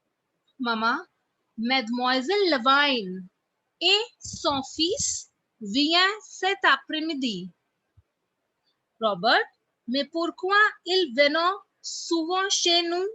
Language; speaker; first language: French; non-native, fluent; Hindi